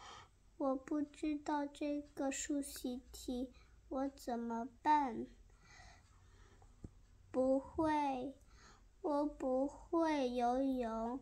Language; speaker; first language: Chinese; early bilingual, heritage; Chinese